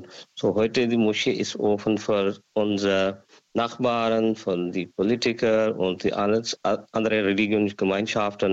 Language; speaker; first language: German; non-native, learner; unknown